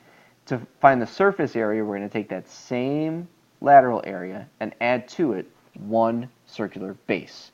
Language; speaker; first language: English; native; English